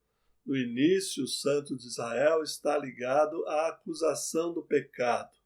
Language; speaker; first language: Portuguese; native; Portuguese